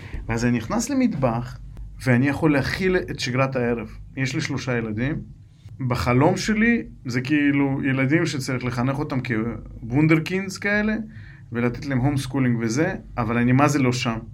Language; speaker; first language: Hebrew; non-native, fluent; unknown